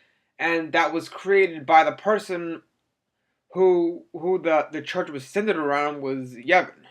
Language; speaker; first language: English; native; English